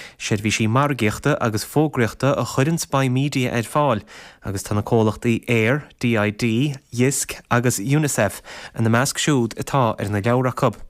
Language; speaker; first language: Irish; native; Irish